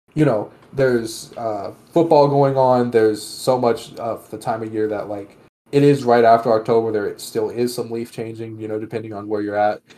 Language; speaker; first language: English; native; English